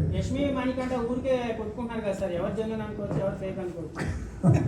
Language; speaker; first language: Telugu; native; Telugu